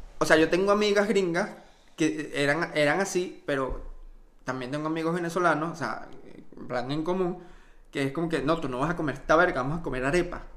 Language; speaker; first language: Spanish; native; Spanish